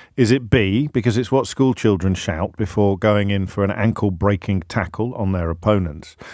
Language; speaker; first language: English; native; English